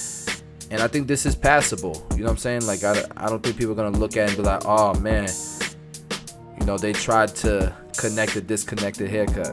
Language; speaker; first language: English; native; English